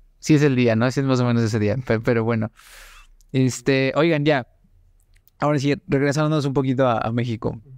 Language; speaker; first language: Spanish; native; Spanish